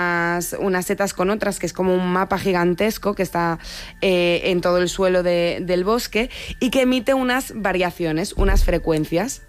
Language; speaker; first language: Spanish; native; Spanish